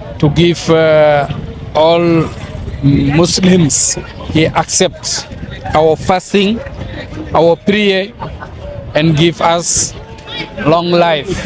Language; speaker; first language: English; non-native, learner; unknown